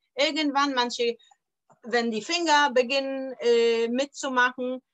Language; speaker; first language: German; non-native, fluent; Polish